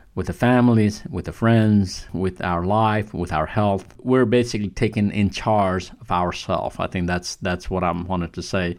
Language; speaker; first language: English; non-native, local second language; Nepali